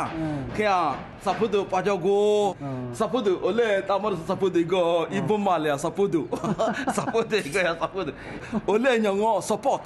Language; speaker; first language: Korean; non-native, learner; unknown